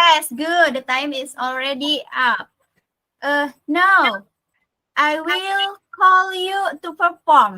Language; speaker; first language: English; non-native, learner; Indonesian